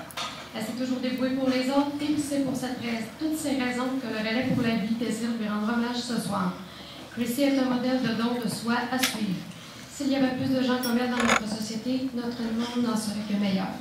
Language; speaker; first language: French; native; French